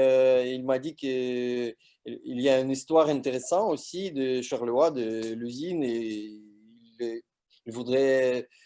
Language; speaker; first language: French; non-native, learner; Russian